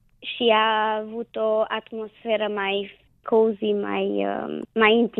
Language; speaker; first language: Romanian; non-native, local second language; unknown